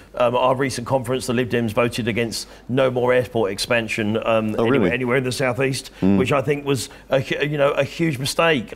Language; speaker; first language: English; native; English